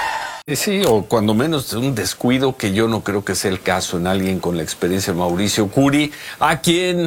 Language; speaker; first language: Spanish; native; Spanish